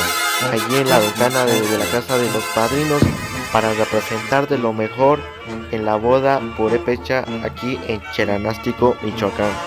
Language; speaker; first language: Spanish; native; Spanish